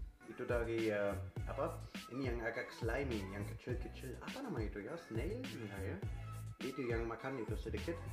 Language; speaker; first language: Indonesian; non-native, fluent; German